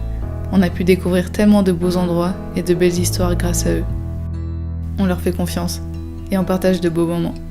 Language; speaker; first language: French; native; French